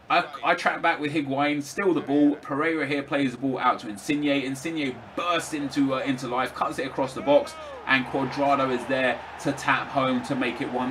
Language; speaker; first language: English; native; English